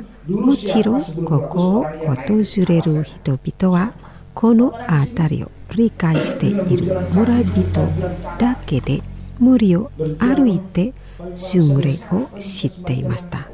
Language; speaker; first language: Japanese; non-native, fluent; Indonesian